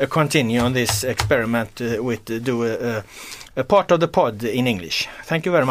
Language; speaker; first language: English; non-native, learner; Swedish